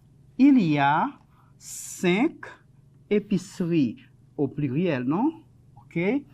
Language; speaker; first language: French; non-native, fluent; Spanish